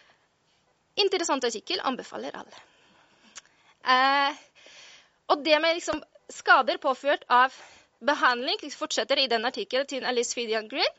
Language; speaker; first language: Norwegian; non-native, fluent; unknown